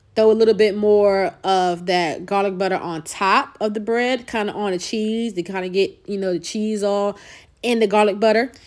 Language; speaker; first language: English; native; English